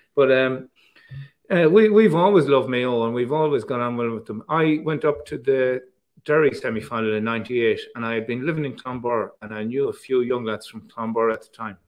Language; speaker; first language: English; native; English